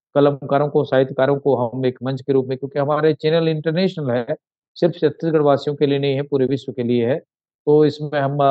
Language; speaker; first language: Hindi; native; Hindi